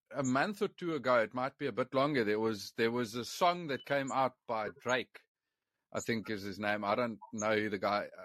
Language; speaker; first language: English; non-native, local second language; Afrikaans